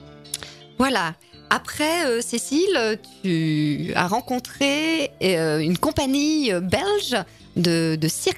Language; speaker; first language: French; native; French